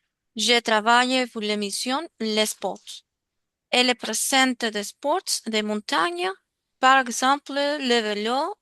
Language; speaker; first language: French; non-native, learner; Spanish